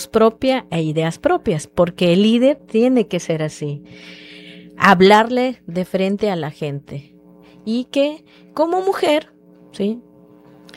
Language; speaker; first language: Spanish; non-native, local second language; Yucateco